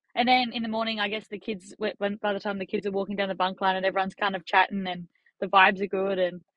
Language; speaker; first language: English; native; English